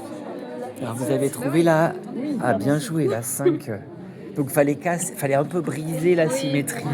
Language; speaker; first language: French; native; French